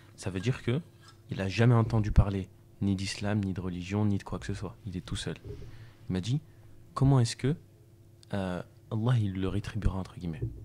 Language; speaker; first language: French; native; French